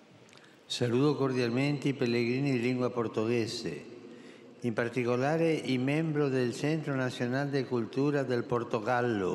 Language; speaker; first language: Italian; non-native, fluent; Spanish